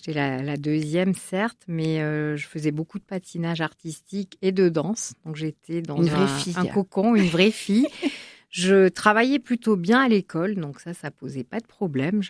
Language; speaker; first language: French; native; French